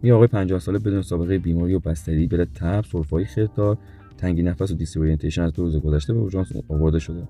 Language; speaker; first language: Persian; native; Persian